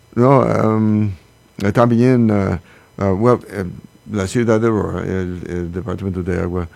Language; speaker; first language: Spanish; non-native, learner; English